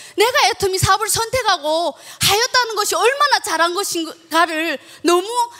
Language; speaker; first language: Korean; early bilingual, heritage; Korean